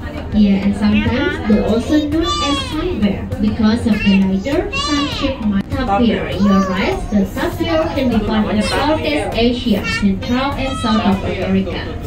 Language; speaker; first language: English; non-native, fluent; Indonesian